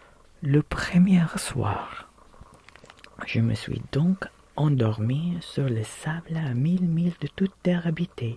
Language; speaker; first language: French; non-native, learner; Filipino